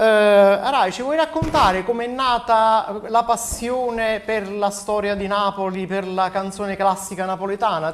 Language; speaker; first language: Italian; native; Italian